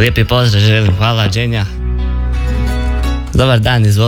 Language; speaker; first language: Serbian; native; Serbian